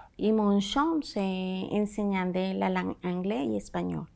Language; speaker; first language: French; non-native, learner; Spanish